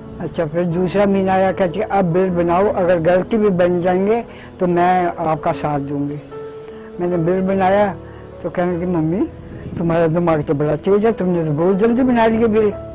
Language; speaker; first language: Hindi; early bilingual, other home language; Punjabi